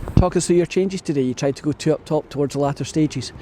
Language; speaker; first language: English; native; English